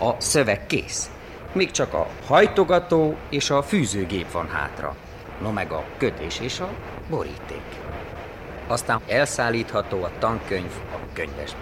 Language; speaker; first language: Hungarian; native; Hungarian